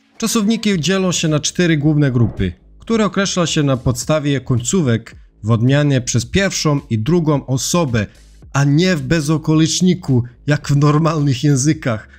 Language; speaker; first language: Polish; non-native, fluent; Serbian